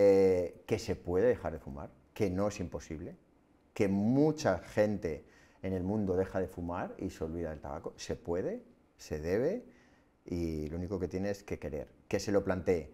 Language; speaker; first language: Spanish; native; Spanish